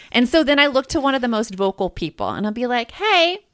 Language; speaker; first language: English; native; English